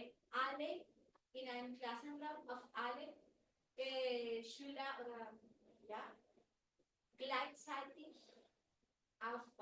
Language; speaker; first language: German; non-native, fluent; Spanish